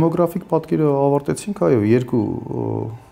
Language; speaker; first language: Armenian; native; Armenian